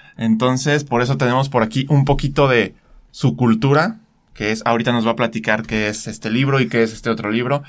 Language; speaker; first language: Spanish; native; Spanish